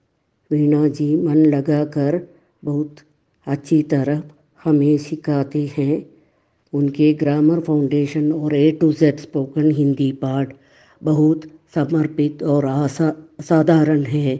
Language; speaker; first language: Hindi; non-native, learner; Malayalam